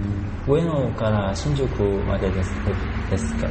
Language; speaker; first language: Japanese; non-native, learner; Korean